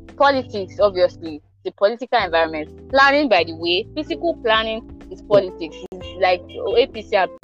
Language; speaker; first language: English; non-native, local second language; Yoruba